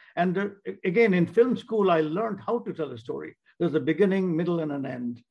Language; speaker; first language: English; non-native, local second language; Bangla